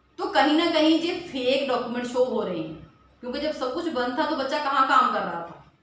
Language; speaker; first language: Hindi; non-native, local second language; Punjabi